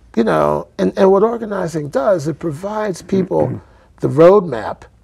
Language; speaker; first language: English; native; English